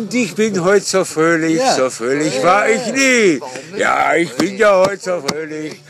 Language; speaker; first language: German; non-native, fluent; Dutch